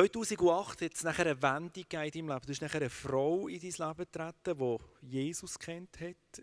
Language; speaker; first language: German; native; German